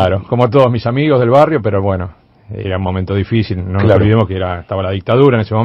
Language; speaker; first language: Spanish; native; Spanish